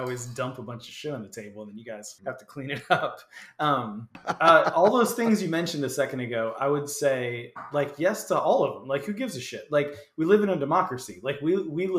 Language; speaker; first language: English; native; English